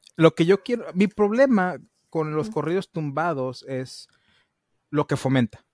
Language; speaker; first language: Spanish; early bilingual, heritage; Spanish